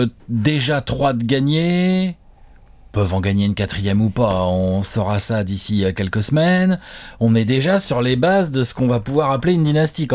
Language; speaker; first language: French; native; French